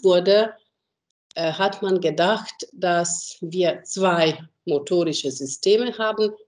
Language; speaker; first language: German; non-native, fluent; Hungarian